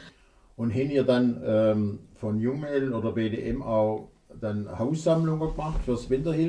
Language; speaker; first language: German; native; German